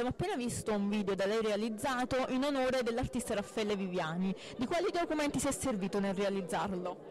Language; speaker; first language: Italian; native; Italian